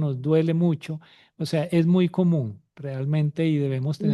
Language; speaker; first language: Spanish; native; Spanish